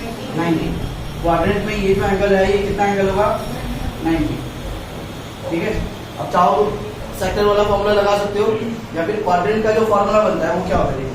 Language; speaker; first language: Hindi; native; Hindi